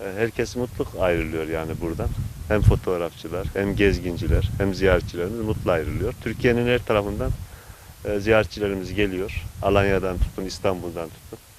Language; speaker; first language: Turkish; native; Turkish